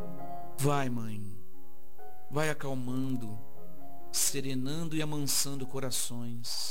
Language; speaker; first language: Portuguese; native; Portuguese